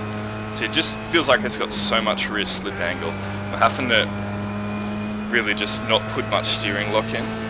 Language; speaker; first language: English; native; English